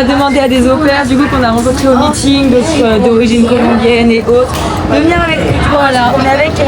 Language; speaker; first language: French; native; French